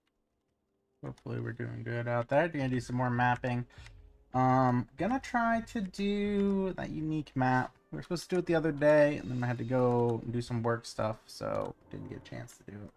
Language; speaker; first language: English; native; English